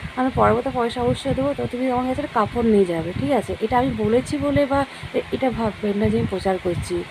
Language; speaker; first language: Bangla; non-native, local second language; Hindi